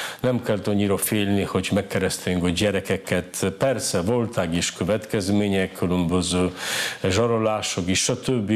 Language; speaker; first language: Hungarian; non-native, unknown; Polish